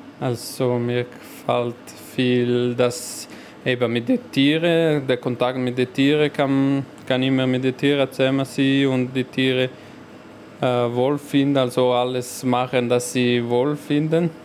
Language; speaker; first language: German; non-native, local second language; Italian